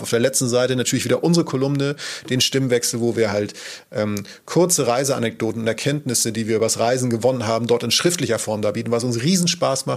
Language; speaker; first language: German; native; German